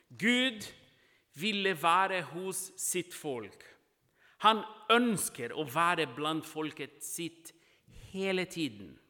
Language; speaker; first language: Norwegian; non-native, fluent; Portuguese